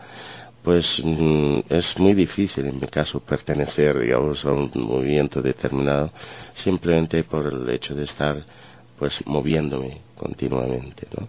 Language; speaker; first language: Spanish; non-native, fluent; Arabic